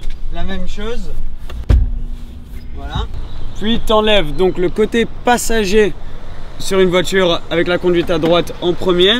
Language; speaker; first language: French; native; French